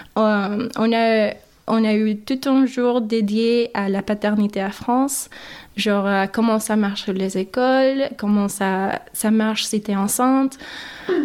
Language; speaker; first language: French; non-native, fluent; English